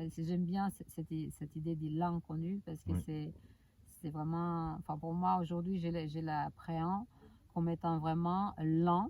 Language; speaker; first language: French; native; French